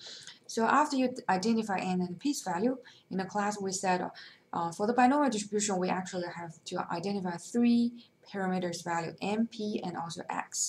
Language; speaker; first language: English; non-native, fluent; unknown